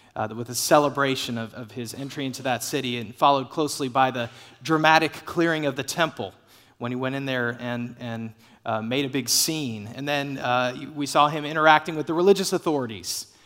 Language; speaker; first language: English; native; English